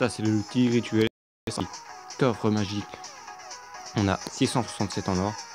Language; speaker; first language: French; native; French